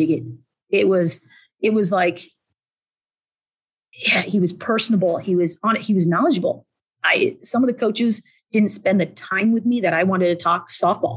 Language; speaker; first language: English; native; English